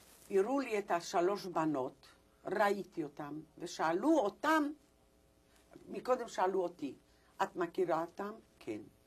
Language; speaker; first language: Hebrew; non-native, fluent; Polish